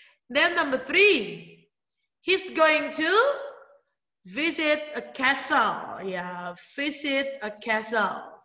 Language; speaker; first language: English; non-native, fluent; Indonesian